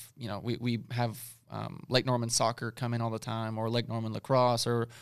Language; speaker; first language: English; native; English